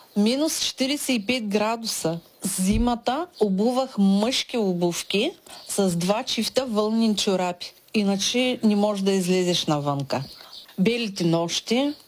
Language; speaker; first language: Bulgarian; non-native, fluent; Russian